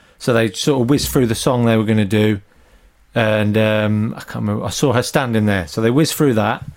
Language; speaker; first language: English; native; English